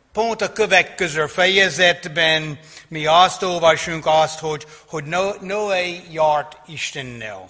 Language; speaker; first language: Hungarian; non-native, fluent; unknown